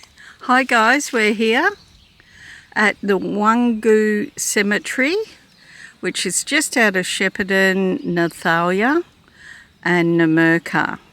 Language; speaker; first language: English; native; English